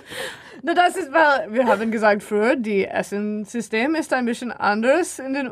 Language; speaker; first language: German; non-native, learner; English